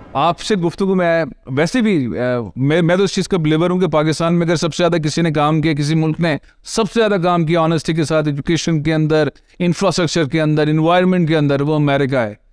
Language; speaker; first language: Urdu; native; Urdu